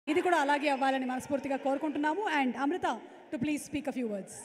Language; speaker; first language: Telugu; native; Telugu